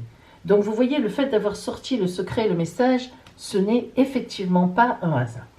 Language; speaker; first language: French; native; French